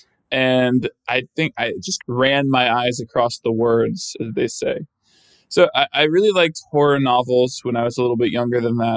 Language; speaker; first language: English; native; English